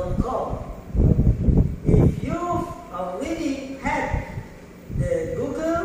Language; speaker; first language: English; non-native, fluent; Indonesian